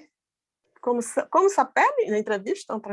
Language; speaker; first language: French; non-native, learner; Portuguese